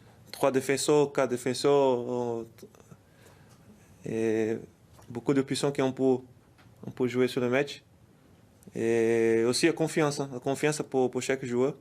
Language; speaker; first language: French; non-native, fluent; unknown